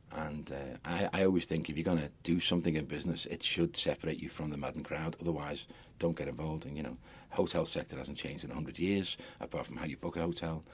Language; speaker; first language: English; native; English